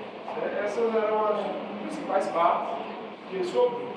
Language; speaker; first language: Portuguese; native; Portuguese